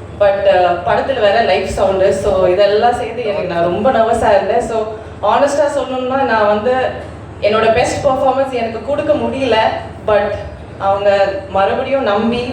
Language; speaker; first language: Tamil; non-native, learner; Malayalam